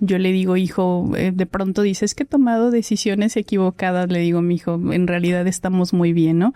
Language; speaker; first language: Spanish; native; Spanish